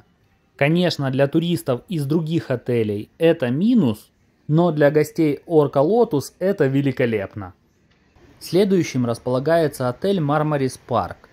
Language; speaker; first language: Russian; native; Russian